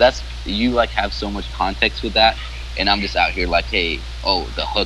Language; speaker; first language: English; non-native, fluent; Arabic